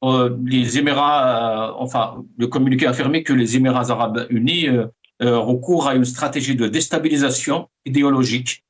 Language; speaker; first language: French; non-native, local second language; Arabic